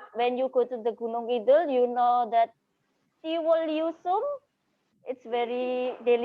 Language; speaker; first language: English; non-native, learner; Indonesian